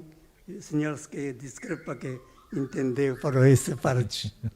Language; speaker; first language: Portuguese; non-native, learner; Japanese